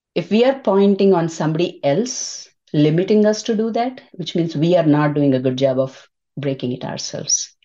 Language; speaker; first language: English; non-native, local second language; Telugu